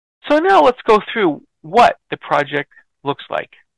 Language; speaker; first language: English; native; English